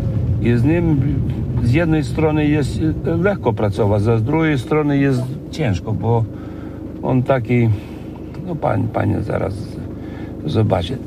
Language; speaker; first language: Polish; non-native, learner; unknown